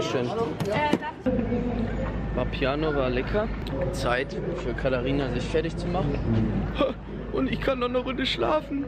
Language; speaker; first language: German; native; German